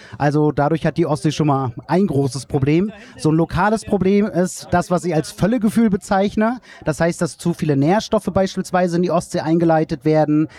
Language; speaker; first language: German; native; German